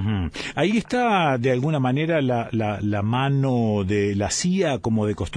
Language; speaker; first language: Spanish; native; Spanish